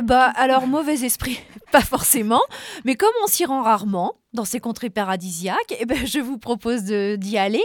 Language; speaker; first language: French; native; French